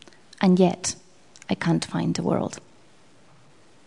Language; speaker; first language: English; non-native, fluent; Spanish